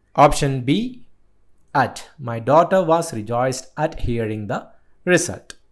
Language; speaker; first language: English; non-native, local second language; Malayalam